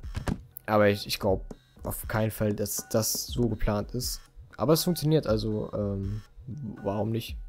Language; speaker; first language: German; native; German